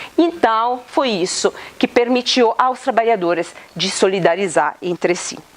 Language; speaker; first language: Portuguese; non-native, fluent; Italian